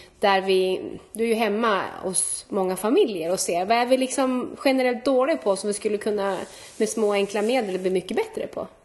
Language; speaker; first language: Swedish; native; Swedish